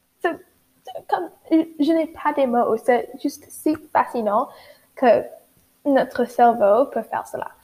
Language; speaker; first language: French; non-native, learner; English